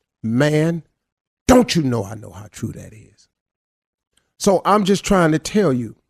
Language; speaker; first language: English; native; English